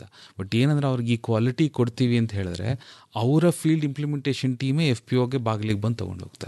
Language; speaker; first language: Kannada; native; Kannada